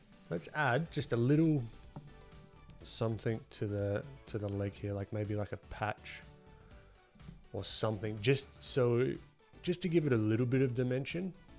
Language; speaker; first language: English; native; English